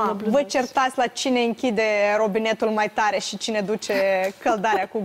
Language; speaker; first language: Romanian; native; Romanian